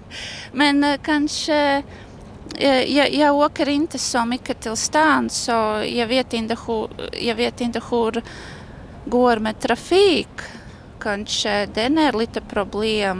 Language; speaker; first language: Swedish; non-native, learner; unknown